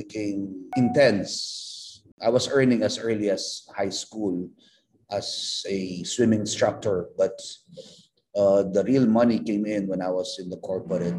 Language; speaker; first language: English; non-native, local second language; Filipino